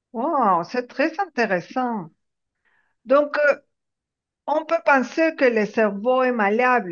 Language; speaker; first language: French; non-native, fluent; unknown